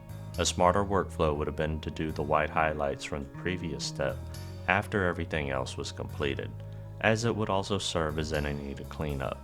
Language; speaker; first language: English; native; English